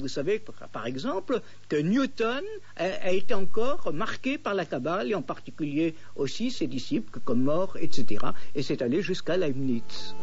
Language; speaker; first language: French; native; French